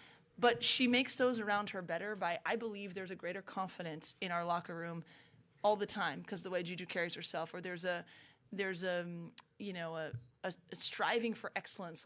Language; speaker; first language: English; native; English